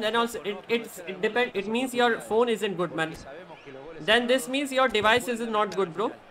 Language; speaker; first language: English; non-native, local second language; Hindi